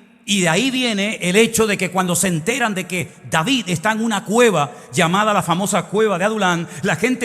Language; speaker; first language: Spanish; native; Spanish